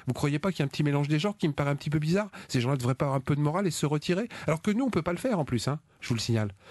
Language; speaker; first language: French; native; French